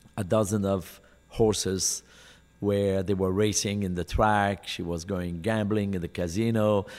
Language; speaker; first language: English; non-native, fluent; French